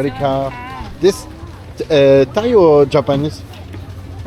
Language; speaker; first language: English; non-native, learner; French